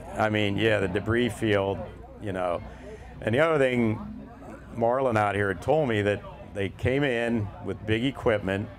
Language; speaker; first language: English; native; English